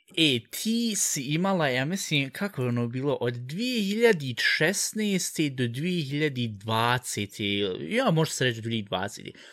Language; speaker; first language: Bosnian; early bilingual, heritage; Bosnian